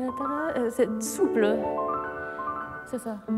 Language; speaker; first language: French; non-native, fluent; Japanese